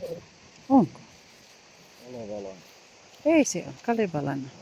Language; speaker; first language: Finnish; non-native, learner; Filipino